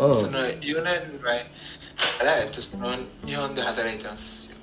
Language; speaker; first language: Japanese; non-native, learner; Bangla